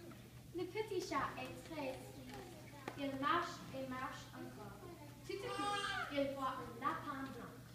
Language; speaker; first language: French; non-native, learner; English